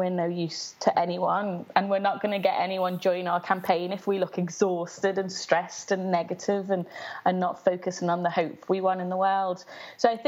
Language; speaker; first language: English; native; English